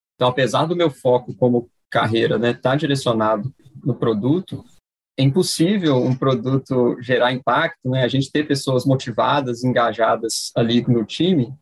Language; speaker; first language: Portuguese; native; Portuguese